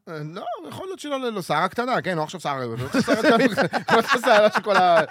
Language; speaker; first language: Hebrew; native; Hebrew